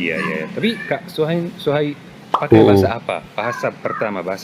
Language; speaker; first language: Indonesian; non-native, fluent; Arabic